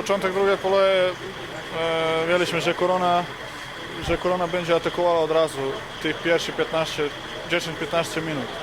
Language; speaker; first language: Polish; non-native, learner; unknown